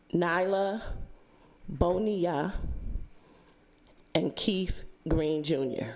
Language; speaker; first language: English; native; English